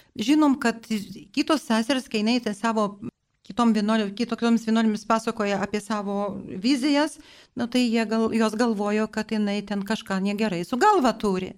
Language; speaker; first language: Lithuanian; non-native, local second language; Polish